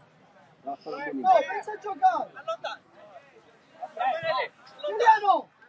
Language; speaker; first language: Italian; native; Italian